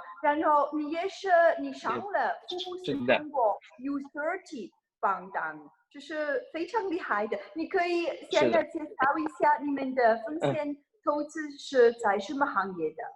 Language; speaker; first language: Chinese; non-native, fluent; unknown